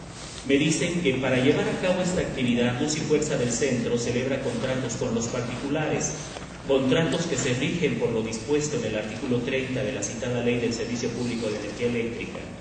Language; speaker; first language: Spanish; native; Spanish